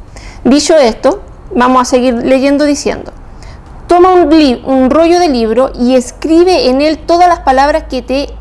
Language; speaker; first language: Spanish; native; Spanish